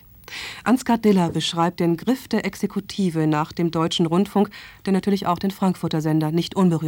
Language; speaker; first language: German; native; German